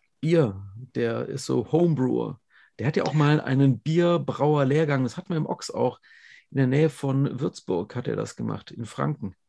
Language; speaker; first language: German; native; German